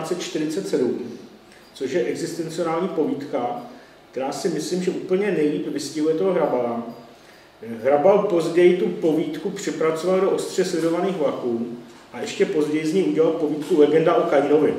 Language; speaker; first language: Czech; native; Czech